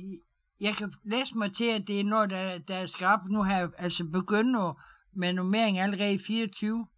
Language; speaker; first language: Danish; native; Danish